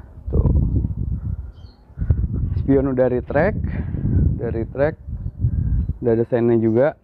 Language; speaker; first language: Indonesian; native; Indonesian